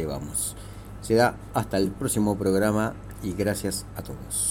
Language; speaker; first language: Spanish; native; Spanish